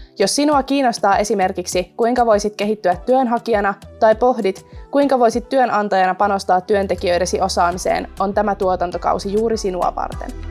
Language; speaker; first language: Finnish; native; Finnish